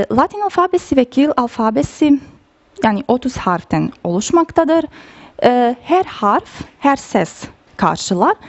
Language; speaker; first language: Turkish; non-native, fluent; Bosnian